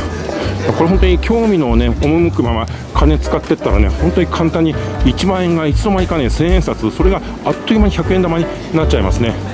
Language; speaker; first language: Japanese; native; Japanese